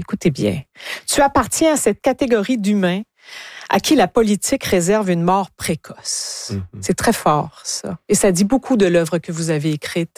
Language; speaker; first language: French; native; French